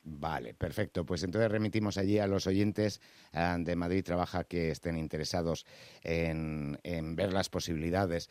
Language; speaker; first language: Spanish; native; Spanish